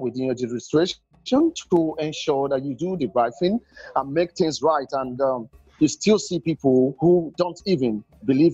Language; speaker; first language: English; non-native, local second language; Igbo